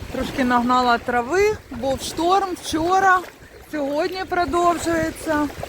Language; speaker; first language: Ukrainian; non-native, local second language; Russian